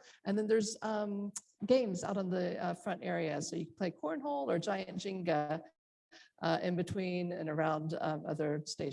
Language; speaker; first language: English; native; English